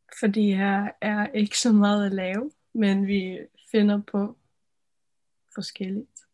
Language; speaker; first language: Danish; non-native, local second language; Faroese